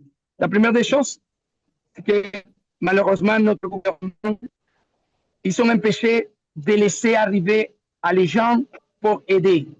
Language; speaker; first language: French; non-native, learner; Spanish